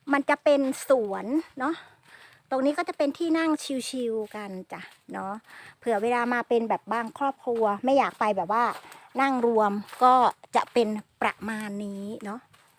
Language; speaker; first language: Thai; native; Thai